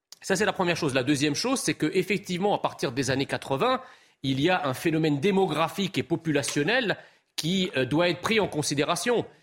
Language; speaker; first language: French; early bilingual, other home language; Arabic